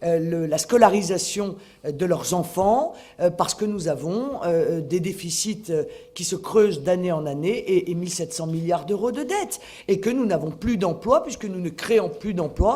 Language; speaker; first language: French; native; French